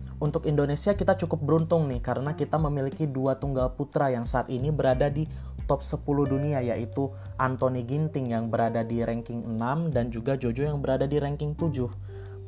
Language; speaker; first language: Indonesian; native; Indonesian